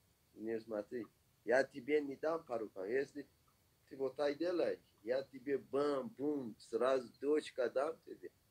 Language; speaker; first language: Russian; non-native, learner; Persian